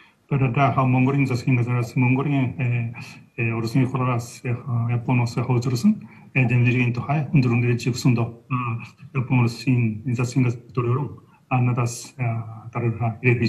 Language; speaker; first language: Mongolian; non-native, fluent; Japanese